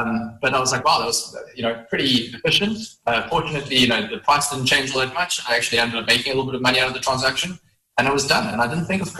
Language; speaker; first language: English; native; English